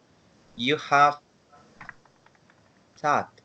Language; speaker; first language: English; non-native, learner; Spanish